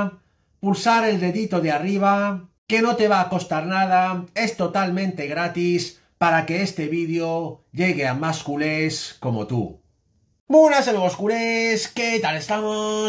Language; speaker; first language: Spanish; native; Spanish